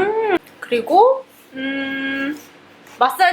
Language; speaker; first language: Korean; early bilingual, heritage; Korean